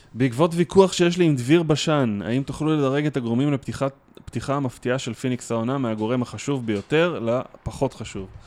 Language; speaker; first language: Hebrew; native; Hebrew